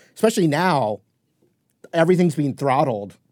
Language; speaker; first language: English; native; English